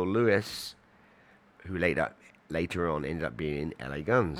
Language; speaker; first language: English; native; English